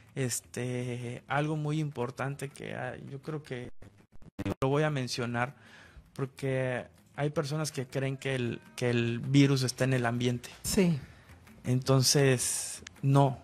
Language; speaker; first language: Spanish; native; Spanish